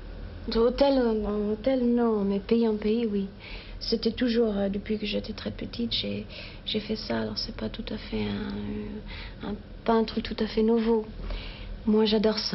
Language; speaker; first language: French; non-native, fluent; German